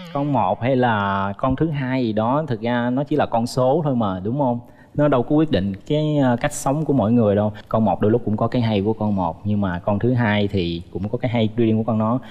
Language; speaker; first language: Vietnamese; native; Vietnamese